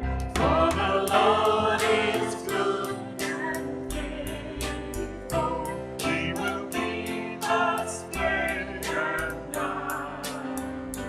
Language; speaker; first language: English; native; English